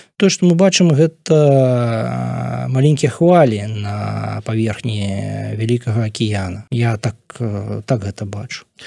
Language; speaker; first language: Belarusian; non-native, local second language; Russian